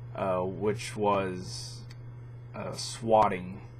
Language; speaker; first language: English; native; English